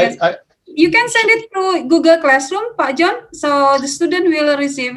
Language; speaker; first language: English; non-native, fluent; Indonesian